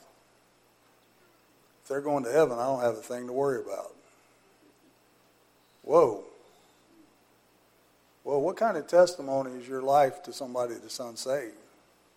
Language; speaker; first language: English; native; English